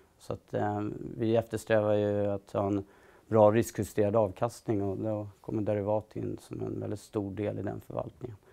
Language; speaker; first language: Swedish; native; Swedish